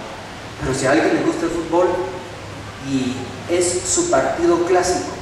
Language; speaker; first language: Spanish; native; Spanish